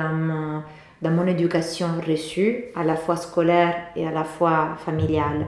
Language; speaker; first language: French; non-native, fluent; Italian